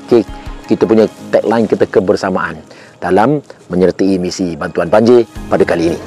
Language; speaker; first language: Malay; native; Malay